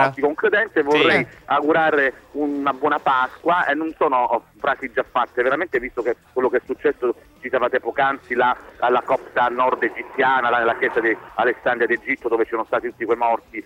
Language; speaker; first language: Italian; native; Italian